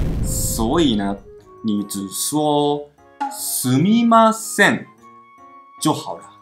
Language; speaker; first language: Chinese; non-native, fluent; Japanese